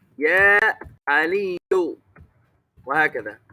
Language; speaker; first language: Arabic; non-native, fluent; English